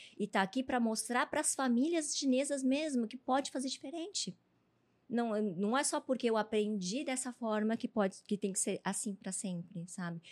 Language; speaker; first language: Portuguese; early bilingual, other home language; Chinese